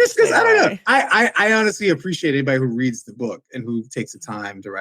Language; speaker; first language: English; native; English